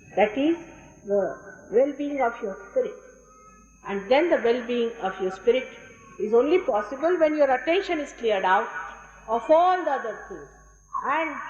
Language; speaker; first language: English; non-native, local second language; Marathi